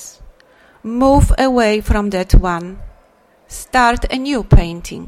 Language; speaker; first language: English; non-native, fluent; Polish